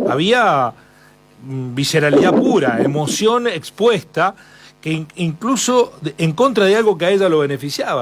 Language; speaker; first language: Spanish; native; Spanish